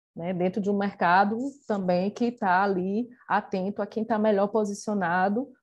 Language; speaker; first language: Portuguese; native; Portuguese